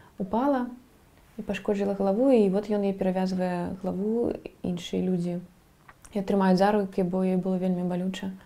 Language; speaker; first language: Belarusian; native; Belarusian